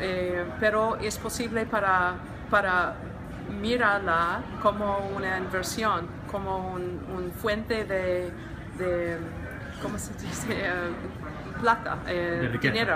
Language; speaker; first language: Spanish; non-native, learner; English